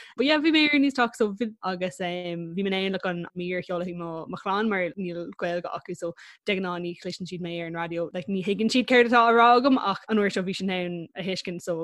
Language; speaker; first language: Irish; non-native, local second language; English